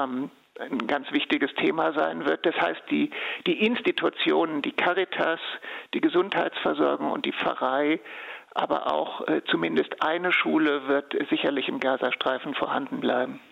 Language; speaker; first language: German; native; German